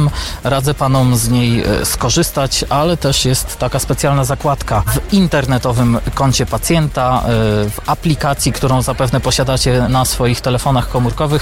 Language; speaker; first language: Polish; native; Polish